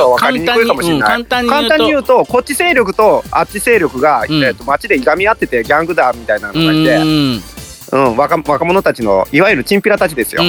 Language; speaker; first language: Japanese; native; Japanese